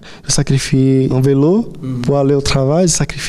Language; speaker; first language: French; non-native, fluent; Portuguese